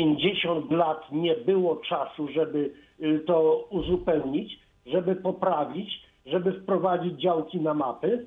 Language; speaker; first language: Polish; native; Polish